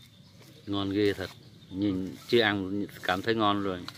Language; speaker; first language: Vietnamese; non-native, local second language; Jarai